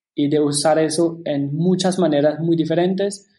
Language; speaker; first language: Spanish; non-native, fluent; German